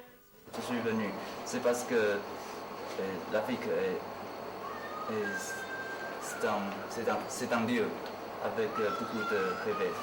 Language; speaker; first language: French; non-native, learner; Chinese